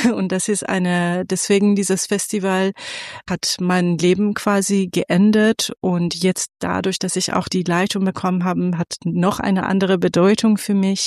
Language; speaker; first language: German; non-native, fluent; Persian